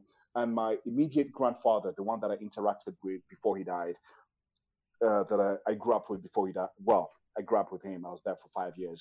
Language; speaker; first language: English; non-native, local second language; Kinyarwanda